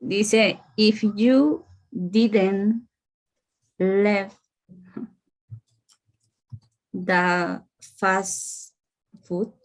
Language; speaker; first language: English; non-native, learner; Spanish